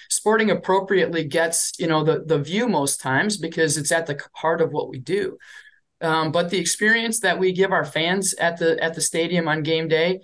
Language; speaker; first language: English; native; English